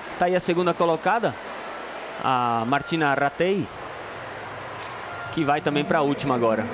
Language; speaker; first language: Portuguese; native; Portuguese